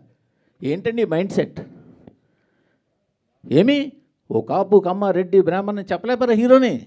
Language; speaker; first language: Telugu; native; Telugu